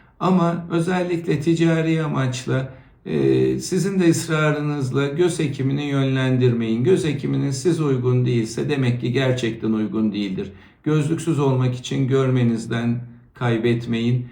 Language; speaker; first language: Turkish; native; Turkish